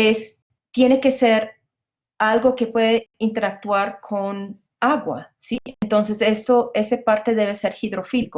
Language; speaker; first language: Spanish; non-native, fluent; English